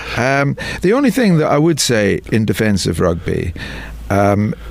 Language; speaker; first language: English; native; English